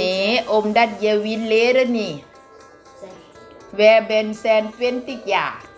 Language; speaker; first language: Dutch; non-native, learner; Thai